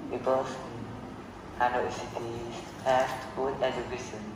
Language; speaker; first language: English; non-native, learner; Vietnamese